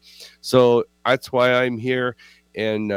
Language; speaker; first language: English; native; English